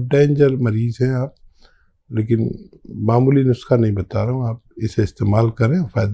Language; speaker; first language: Hindi; native; Hindi